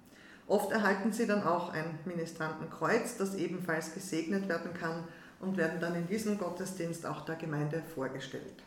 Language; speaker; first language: German; native; German